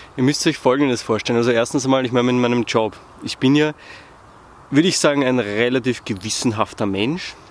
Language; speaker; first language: German; native; German